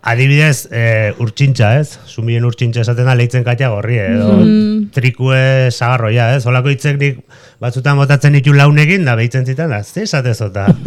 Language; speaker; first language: Basque; native; Basque